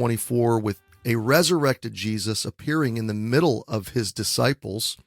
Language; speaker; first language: English; native; English